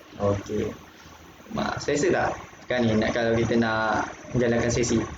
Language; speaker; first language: Malay; native; Malay